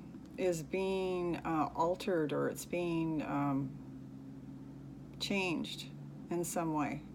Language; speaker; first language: English; native; English